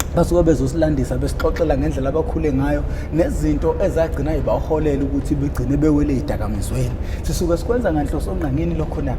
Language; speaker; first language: Zulu; native; Zulu